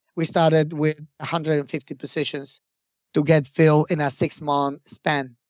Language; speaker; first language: English; non-native, fluent; Spanish